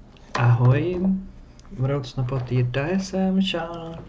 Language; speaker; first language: Czech; native; Czech